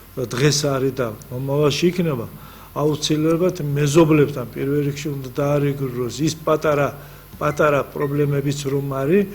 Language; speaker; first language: Georgian; non-native, local second language; Azerbaijani